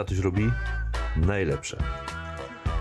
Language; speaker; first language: Polish; native; Polish